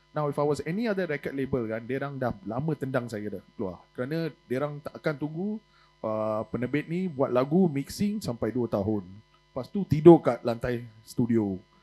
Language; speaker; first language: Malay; non-native, local second language; Tamil